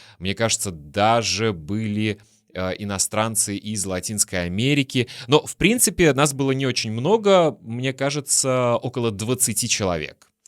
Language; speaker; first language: Russian; native; Russian